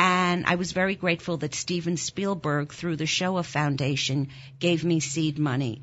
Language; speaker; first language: English; non-native, fluent; German